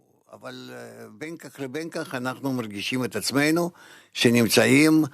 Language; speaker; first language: Hebrew; non-native, fluent; Russian